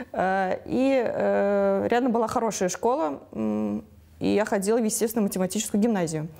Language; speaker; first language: Russian; native; Russian